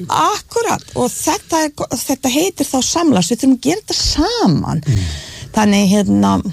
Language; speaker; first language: Icelandic; non-native, fluent; Bosnian